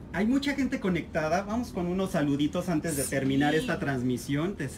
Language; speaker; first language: Spanish; native; Spanish